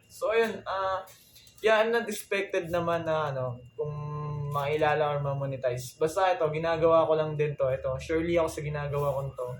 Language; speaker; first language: Filipino; non-native, local second language; Cebuano